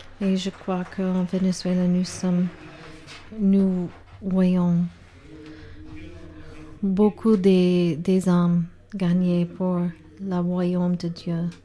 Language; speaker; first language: French; non-native, learner; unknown